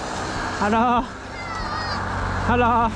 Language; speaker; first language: English; non-native, learner; Japanese